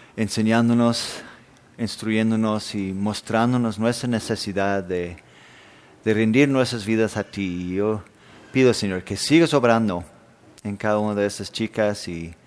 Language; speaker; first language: Spanish; non-native, fluent; Danish